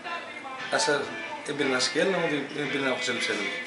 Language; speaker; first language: German; non-native, learner; Greek